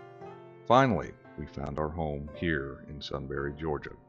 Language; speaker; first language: English; native; English